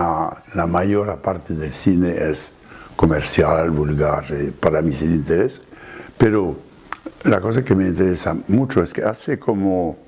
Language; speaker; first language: Spanish; non-native, fluent; French